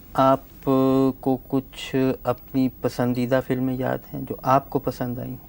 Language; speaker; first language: Hindi; native; Hindi